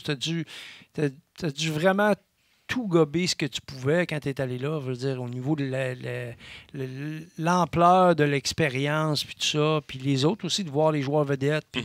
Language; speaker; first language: French; native; French